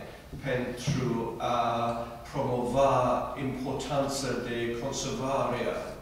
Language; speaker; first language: Romanian; non-native, fluent; English